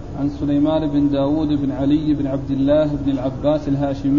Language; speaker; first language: Arabic; native; Arabic